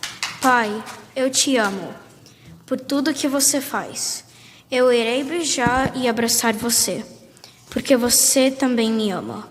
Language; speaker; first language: Portuguese; early bilingual, heritage; Portuguese